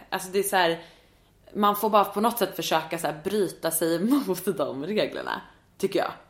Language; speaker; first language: Swedish; native; Swedish